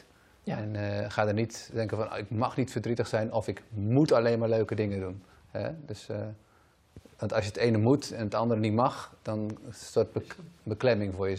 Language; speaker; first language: Dutch; native; Dutch